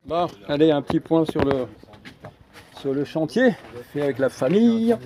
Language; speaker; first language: French; native; French